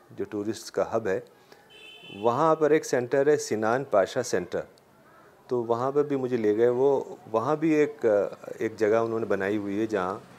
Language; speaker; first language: Urdu; native; Urdu